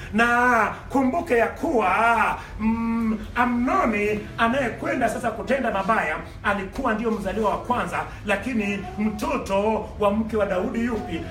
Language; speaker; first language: Swahili; non-native, local second language; Luo (Kenya and Tanzania)